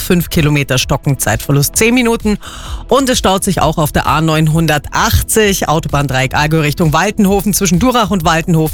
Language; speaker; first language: German; native; German